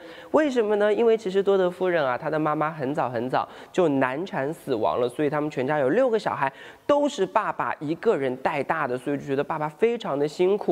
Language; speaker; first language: Chinese; native; Chinese